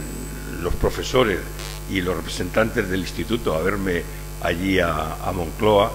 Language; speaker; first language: Spanish; native; Spanish